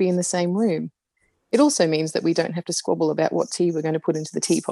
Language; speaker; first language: English; native; English